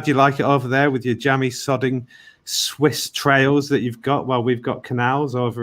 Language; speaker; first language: English; native; English